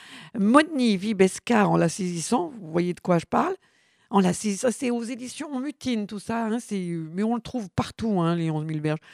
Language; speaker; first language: French; native; French